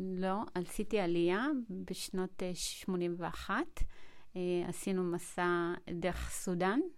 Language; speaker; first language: Hebrew; early bilingual, other home language; Amharic